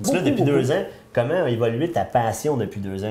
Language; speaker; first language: French; native; French